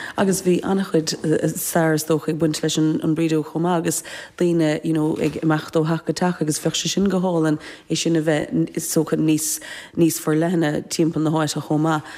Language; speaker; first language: Irish; native; Irish